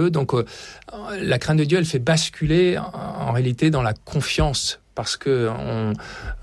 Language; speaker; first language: French; native; French